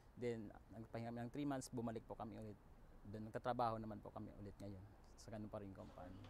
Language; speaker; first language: Filipino; native; Filipino